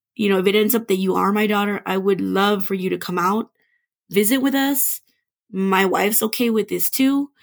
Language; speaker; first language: English; native; English